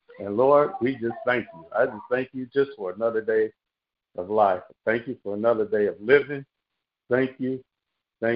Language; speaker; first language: English; native; English